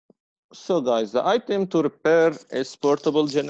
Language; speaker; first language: English; non-native, fluent; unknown